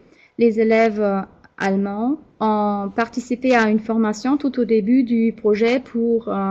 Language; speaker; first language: French; non-native, fluent; German